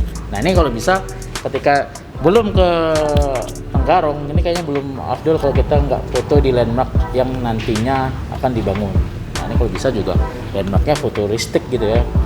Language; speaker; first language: Indonesian; native; Indonesian